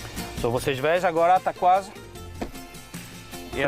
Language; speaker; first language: Portuguese; non-native, learner; French